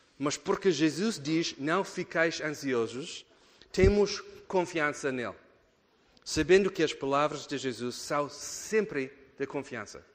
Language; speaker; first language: Portuguese; non-native, fluent; English